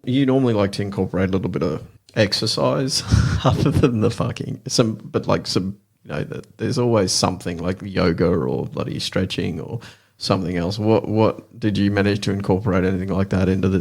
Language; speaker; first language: English; native; English